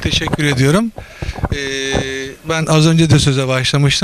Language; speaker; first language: Turkish; native; Turkish